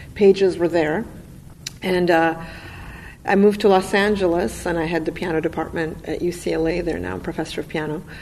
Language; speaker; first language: English; non-native, fluent; Russian